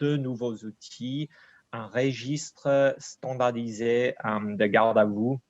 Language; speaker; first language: French; non-native, fluent; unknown